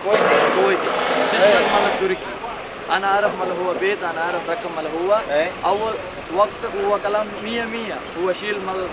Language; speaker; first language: Arabic; non-native, learner; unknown